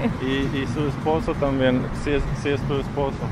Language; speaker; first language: Spanish; non-native, fluent; Russian